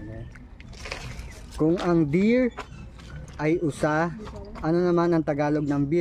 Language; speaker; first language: Filipino; native; Filipino